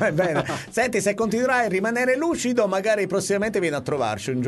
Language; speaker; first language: Italian; native; Italian